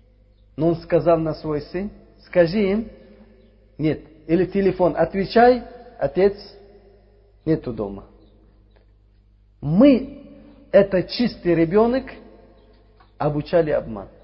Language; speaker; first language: Russian; non-native, learner; Uzbek